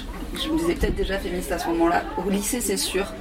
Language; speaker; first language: French; native; French